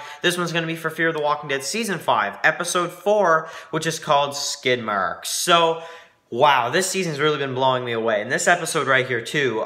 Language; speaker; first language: English; native; English